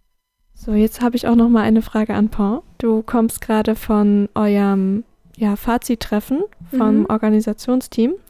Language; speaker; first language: German; native; German